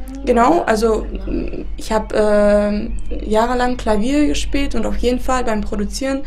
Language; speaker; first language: German; non-native, fluent; Armenian